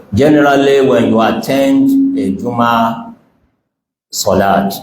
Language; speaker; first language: English; non-native, local second language; Yoruba